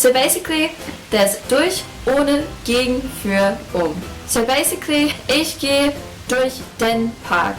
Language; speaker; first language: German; non-native, fluent; English